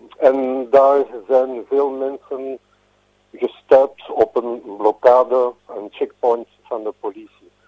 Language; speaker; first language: Dutch; native; Dutch